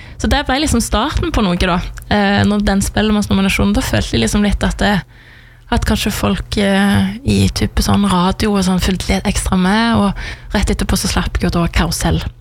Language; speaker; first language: Norwegian; native; Norwegian